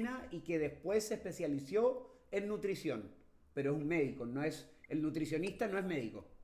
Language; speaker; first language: Spanish; native; Spanish